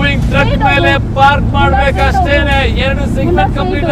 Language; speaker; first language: Kannada; native; Kannada